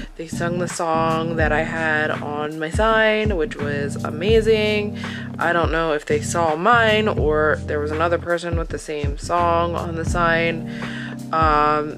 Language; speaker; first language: English; native; English